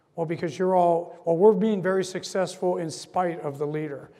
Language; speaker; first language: English; native; English